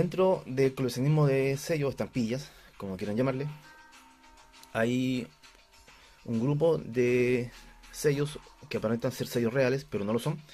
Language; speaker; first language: Spanish; native; Spanish